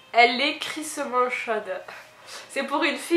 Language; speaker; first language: French; native; French